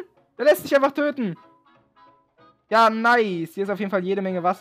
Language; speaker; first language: German; native; German